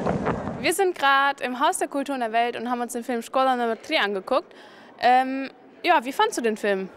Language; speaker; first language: German; native; German